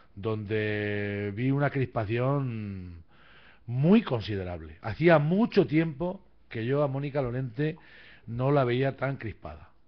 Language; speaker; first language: Spanish; native; Spanish